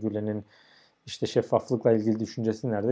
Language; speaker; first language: Turkish; native; Turkish